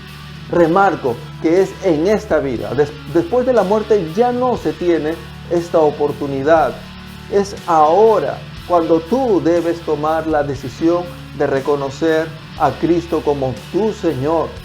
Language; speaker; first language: Spanish; native; Spanish